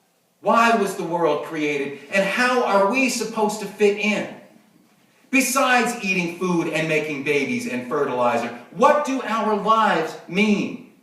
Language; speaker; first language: English; native; English